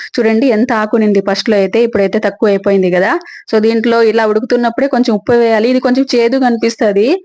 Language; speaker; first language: Telugu; native; Telugu